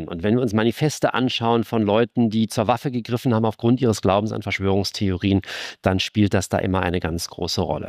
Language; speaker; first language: German; native; German